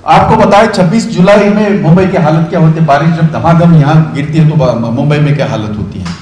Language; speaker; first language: Hindi; non-native, local second language; Marathi